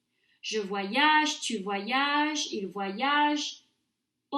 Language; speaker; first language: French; non-native, fluent; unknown